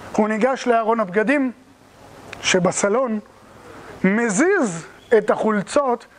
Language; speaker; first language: Hebrew; native; Hebrew